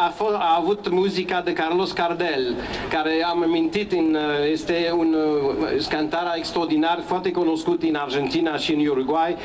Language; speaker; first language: Romanian; non-native, learner; French